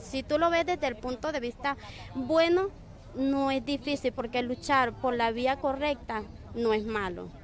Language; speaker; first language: Spanish; native; Spanish